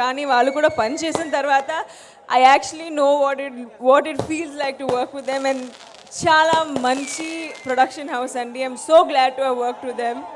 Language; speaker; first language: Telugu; non-native, learner; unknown